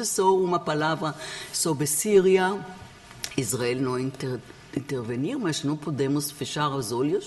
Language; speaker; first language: Portuguese; non-native, learner; Hebrew